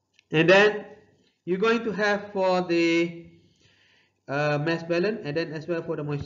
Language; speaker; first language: English; non-native, local second language; Malay